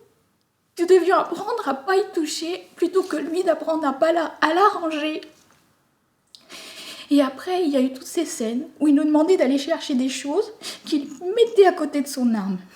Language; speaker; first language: French; native; French